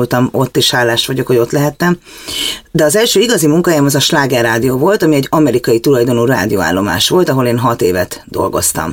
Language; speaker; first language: Hungarian; native; Hungarian